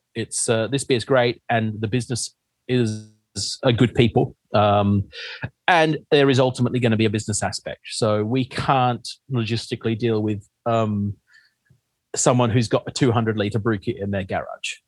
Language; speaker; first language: English; native; English